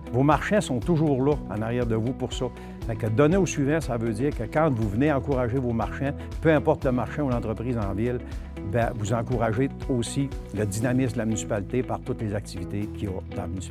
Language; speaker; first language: French; native; French